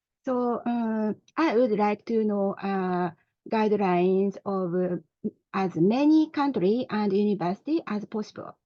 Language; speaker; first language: English; non-native, learner; Japanese